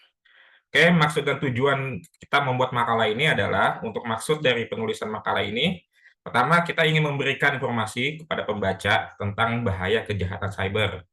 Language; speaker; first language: Indonesian; native; Indonesian